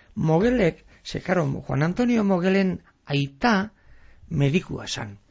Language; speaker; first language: Basque; native; Basque